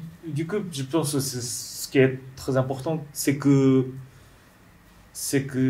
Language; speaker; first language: French; non-native, learner; Japanese